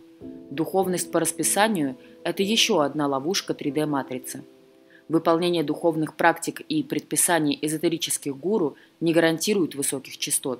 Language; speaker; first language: Russian; native; Russian